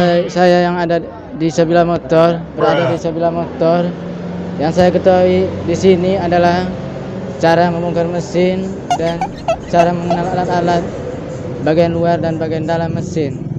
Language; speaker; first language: Indonesian; non-native, local second language; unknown